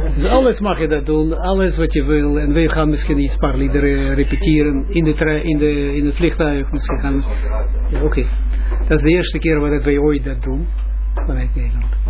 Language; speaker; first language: Dutch; non-native, fluent; Russian